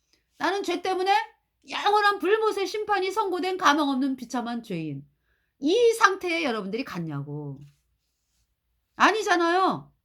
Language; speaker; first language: Korean; native; Korean